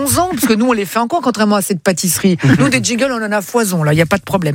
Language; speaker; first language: French; native; French